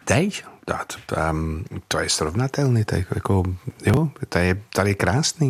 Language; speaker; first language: Czech; non-native, fluent; English